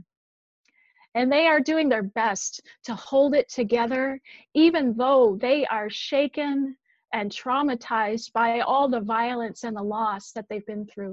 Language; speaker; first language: English; native; English